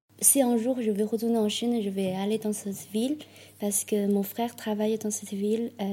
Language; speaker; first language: French; non-native, fluent; Chinese